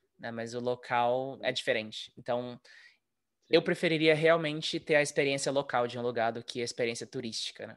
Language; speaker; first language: Portuguese; native; Portuguese